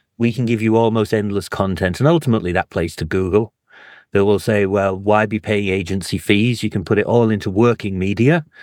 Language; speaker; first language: English; native; English